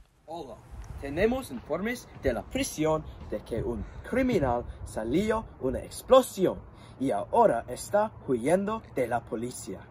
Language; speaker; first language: Spanish; non-native, learner; English